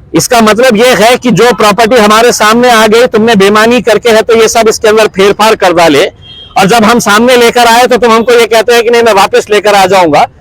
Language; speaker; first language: Hindi; non-native, local second language; Urdu